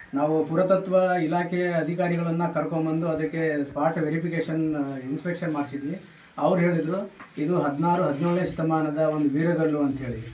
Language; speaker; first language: Kannada; non-native, local second language; Lambadi